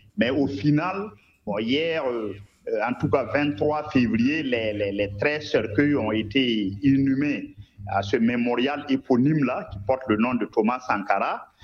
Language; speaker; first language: French; non-native, local second language; Mossi